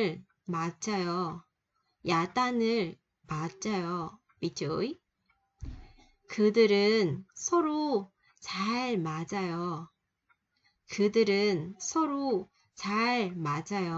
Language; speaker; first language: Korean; non-native, fluent; Vietnamese